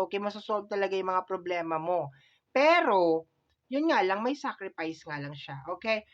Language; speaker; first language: Filipino; native; Filipino